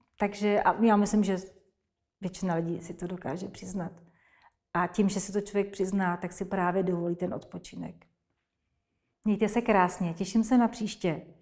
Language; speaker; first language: Czech; native; Czech